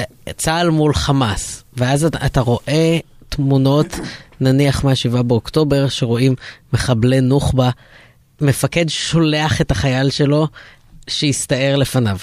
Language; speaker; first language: Hebrew; native; Hebrew